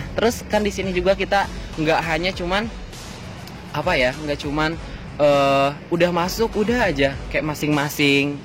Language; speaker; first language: Indonesian; native; Indonesian